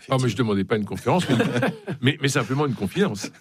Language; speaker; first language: French; native; French